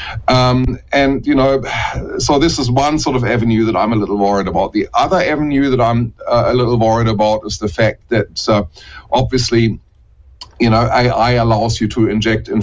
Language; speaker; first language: English; non-native, fluent; German